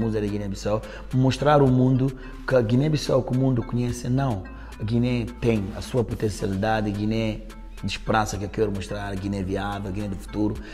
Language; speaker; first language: Portuguese; non-native, local second language; Upper Guinea Crioulo